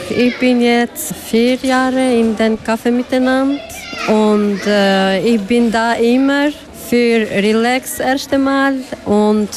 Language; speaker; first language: German; non-native, learner; Albanian